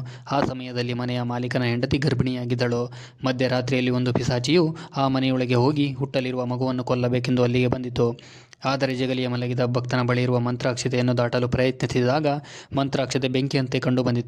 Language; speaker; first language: Kannada; native; Kannada